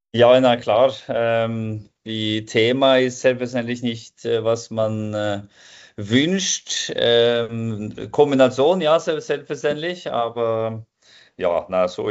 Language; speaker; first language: German; non-native, fluent; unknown